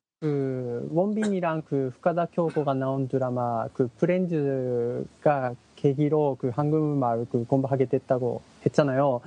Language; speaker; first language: Korean; non-native, learner; Japanese